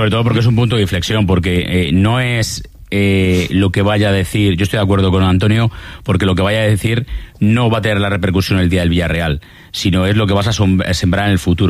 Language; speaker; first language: Spanish; native; Spanish